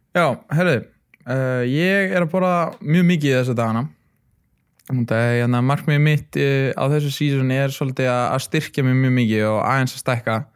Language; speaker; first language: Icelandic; early bilingual, other home language; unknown